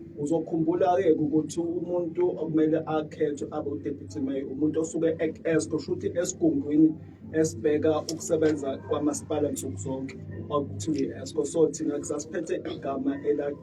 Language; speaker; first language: Zulu; native; Zulu